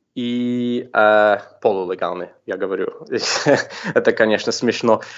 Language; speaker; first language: Russian; non-native, fluent; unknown